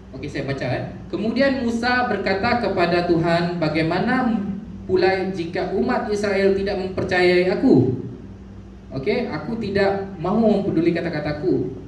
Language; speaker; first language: Malay; non-native, local second language; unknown